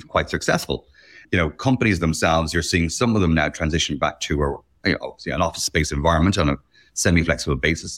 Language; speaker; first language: English; native; English